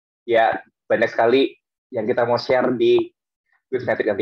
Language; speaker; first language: Indonesian; native; Indonesian